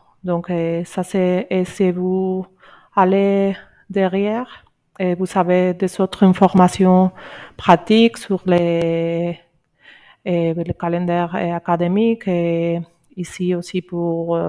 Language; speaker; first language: French; non-native, learner; Spanish